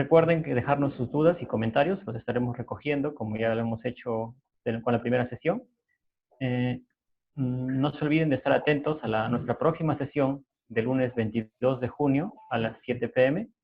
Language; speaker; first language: Spanish; native; Spanish